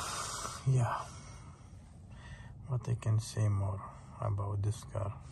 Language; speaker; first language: English; non-native, learner; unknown